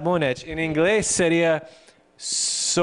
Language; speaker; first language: Portuguese; non-native, fluent; English